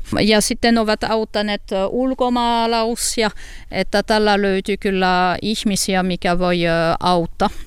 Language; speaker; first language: Finnish; non-native, learner; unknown